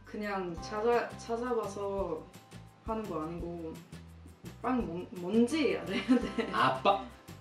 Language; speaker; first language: Korean; non-native, fluent; Swedish